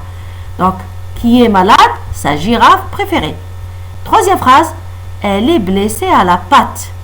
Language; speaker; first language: French; non-native, local second language; Arabic